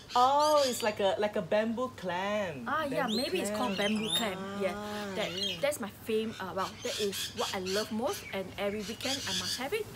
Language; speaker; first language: English; non-native, local second language; Min Nan Chinese